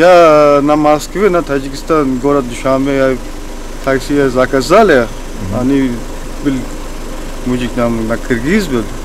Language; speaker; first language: Russian; non-native, learner; Tajik